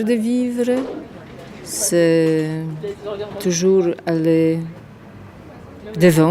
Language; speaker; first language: French; non-native, fluent; Polish